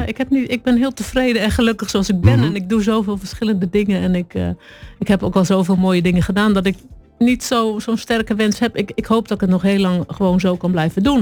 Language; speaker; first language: Dutch; native; Dutch